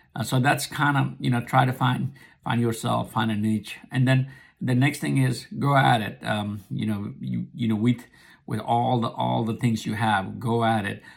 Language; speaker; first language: English; non-native, local second language; Nepali